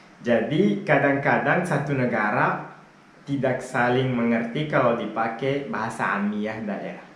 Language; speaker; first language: Indonesian; non-native, fluent; Arabic